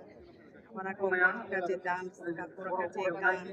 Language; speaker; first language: Hindi; non-native, learner; Kok Borok